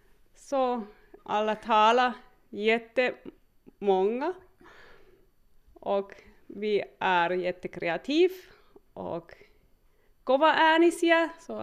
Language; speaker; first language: Swedish; early bilingual, heritage; Finnish